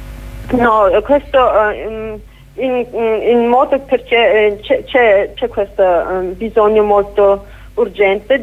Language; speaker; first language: Italian; non-native, fluent; Kurdish